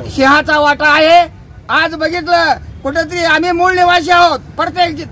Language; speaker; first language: Marathi; non-native, local second language; Lambadi